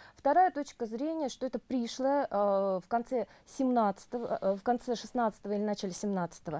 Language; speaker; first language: Russian; native; Russian